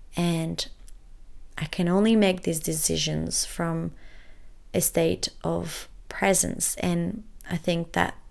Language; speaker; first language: English; early bilingual, other home language; French